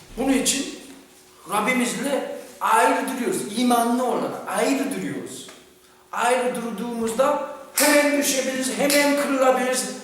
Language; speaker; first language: Turkish; non-native, fluent; Korean